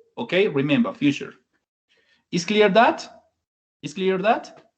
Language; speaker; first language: English; non-native, learner; Spanish